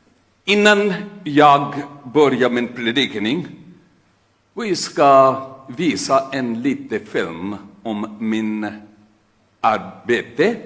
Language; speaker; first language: Swedish; non-native, fluent; Urdu